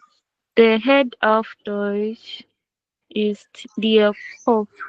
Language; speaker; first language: German; non-native, learner; Filipino